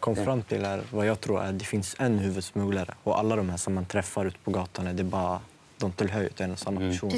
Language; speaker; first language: Swedish; early bilingual, other home language; Arabic